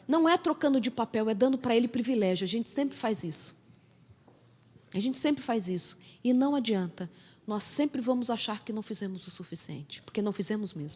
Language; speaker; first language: Portuguese; native; Portuguese